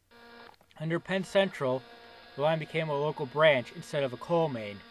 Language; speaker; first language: English; native; English